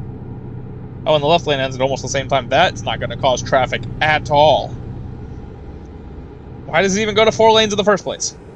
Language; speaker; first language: English; native; English